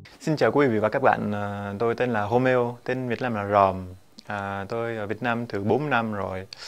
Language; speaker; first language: Vietnamese; non-native, learner; French